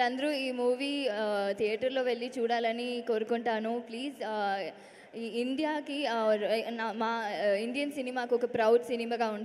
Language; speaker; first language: Telugu; non-native, learner; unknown